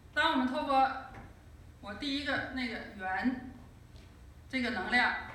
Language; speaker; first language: Chinese; native; Chinese